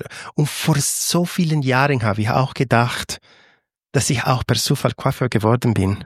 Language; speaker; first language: German; non-native, fluent; Spanish